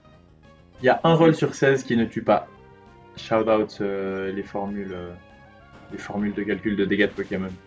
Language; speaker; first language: French; native; French